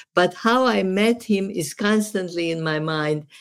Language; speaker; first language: English; non-native, fluent; Serbian